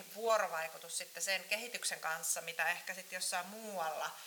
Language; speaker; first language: Finnish; native; Finnish